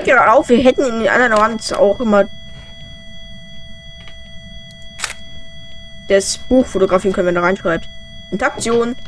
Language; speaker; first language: German; native; German